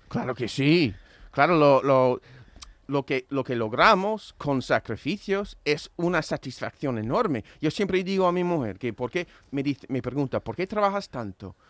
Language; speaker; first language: Spanish; non-native, fluent; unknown